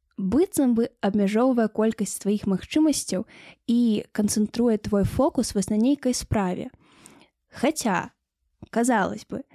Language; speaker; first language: Belarusian; non-native, local second language; Russian